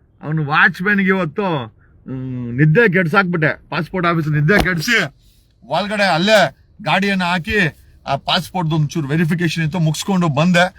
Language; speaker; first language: Kannada; native; Kannada